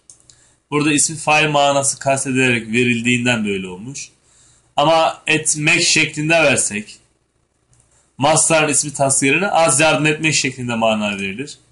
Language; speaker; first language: Turkish; native; Turkish